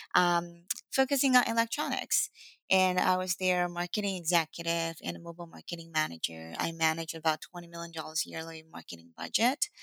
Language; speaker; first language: English; non-native, fluent; Chinese